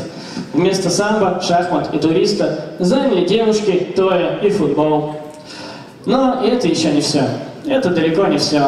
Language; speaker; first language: Russian; native; Russian